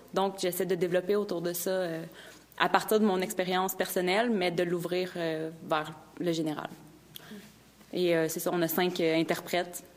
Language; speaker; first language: French; native; French